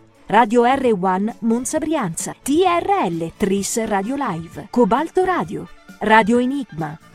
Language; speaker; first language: Italian; native; Italian